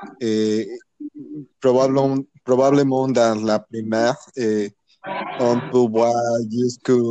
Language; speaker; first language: French; non-native, learner; Spanish